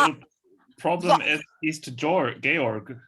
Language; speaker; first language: German; non-native, learner; English